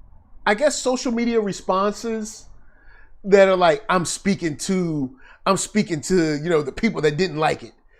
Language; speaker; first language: English; native; English